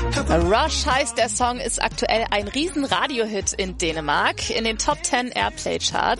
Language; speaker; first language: German; native; German